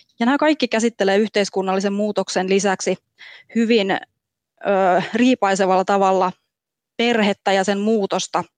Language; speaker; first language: Finnish; native; Finnish